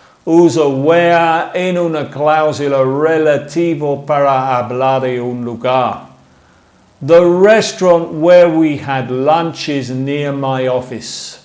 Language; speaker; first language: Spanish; non-native, fluent; English